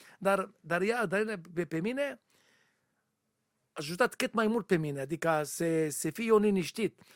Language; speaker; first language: Romanian; non-native, learner; Hebrew